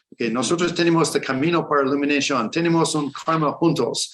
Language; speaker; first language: Spanish; non-native, learner; English